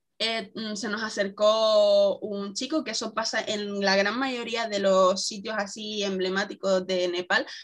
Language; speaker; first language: Spanish; native; Spanish